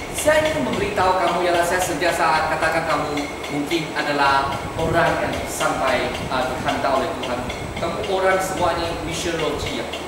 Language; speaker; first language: Malay; non-native, local second language; Chinese